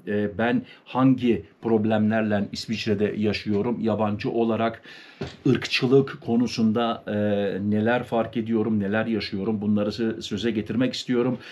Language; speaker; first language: Turkish; native; Turkish